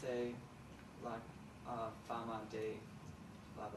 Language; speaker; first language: Spanish; non-native, learner; English